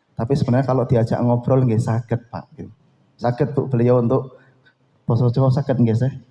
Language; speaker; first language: Indonesian; non-native, local second language; Javanese